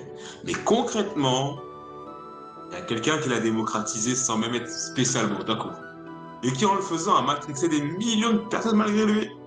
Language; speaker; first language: French; native; French